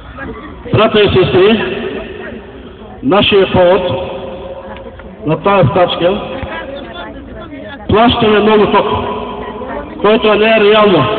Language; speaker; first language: Bulgarian; non-native, local second language; Turkish